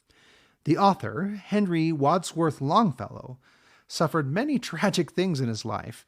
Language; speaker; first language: English; native; English